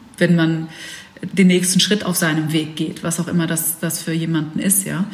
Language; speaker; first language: German; early bilingual, other home language; Dutch